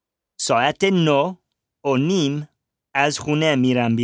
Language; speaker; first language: Persian; non-native, learner; English